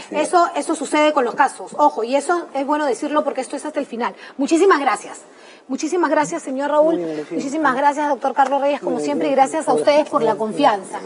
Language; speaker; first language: Spanish; native; Spanish